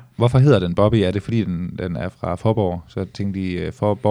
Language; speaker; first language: Danish; native; Danish